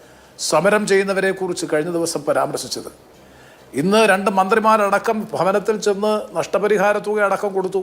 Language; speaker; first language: Malayalam; native; Malayalam